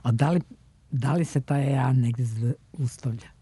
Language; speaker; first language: Serbian; native; Serbian